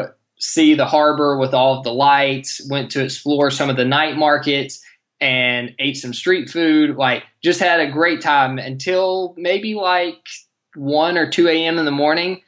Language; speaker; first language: English; native; English